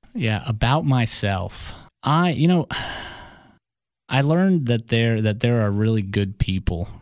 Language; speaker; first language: English; early bilingual, other home language; Russian